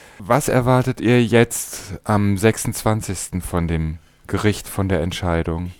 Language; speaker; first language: German; native; German